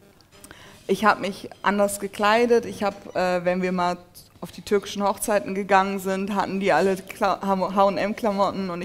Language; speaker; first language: German; early bilingual, other home language; Turkish